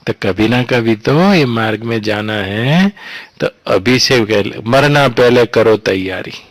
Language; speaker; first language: Hindi; non-native, local second language; Gujarati